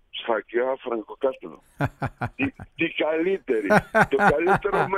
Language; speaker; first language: Greek; early bilingual, heritage; Greek